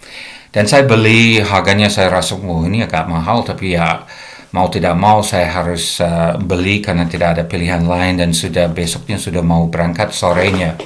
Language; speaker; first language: Indonesian; non-native, fluent; English